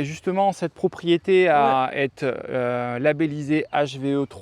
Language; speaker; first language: French; native; French